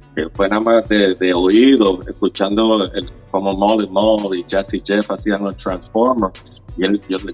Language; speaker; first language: Spanish; native; Spanish